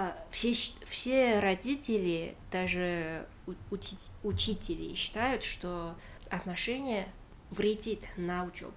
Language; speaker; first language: Russian; non-native, fluent; Chinese